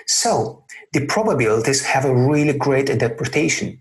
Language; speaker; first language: English; non-native, fluent; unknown